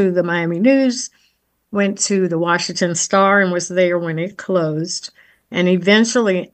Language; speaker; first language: English; native; English